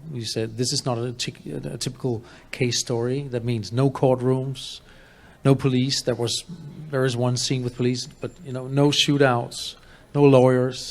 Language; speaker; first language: English; non-native, fluent; Danish